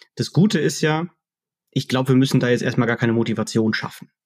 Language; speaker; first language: German; native; German